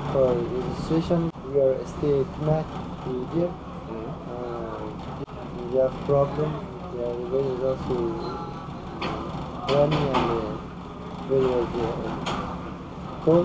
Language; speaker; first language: English; non-native, learner; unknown